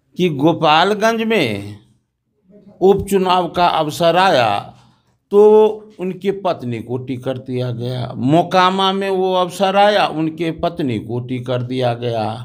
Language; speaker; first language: Hindi; native; Hindi